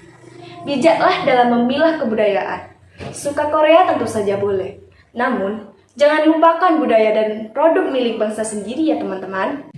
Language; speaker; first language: Indonesian; native; Indonesian